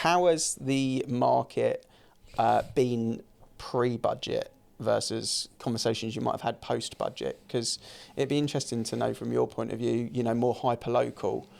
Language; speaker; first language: English; native; English